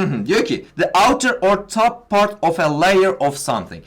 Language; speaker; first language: English; non-native, fluent; Turkish